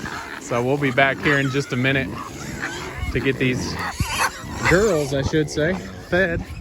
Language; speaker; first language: English; native; English